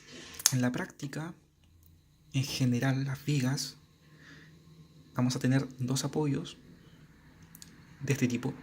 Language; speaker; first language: Spanish; native; Spanish